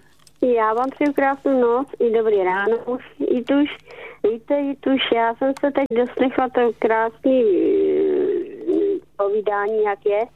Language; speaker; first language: Czech; native; Czech